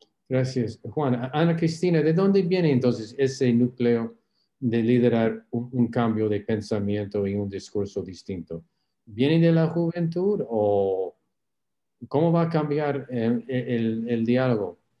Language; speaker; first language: Spanish; non-native, fluent; English